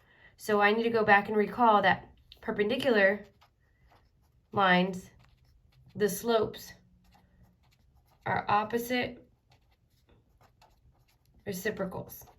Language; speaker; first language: English; native; English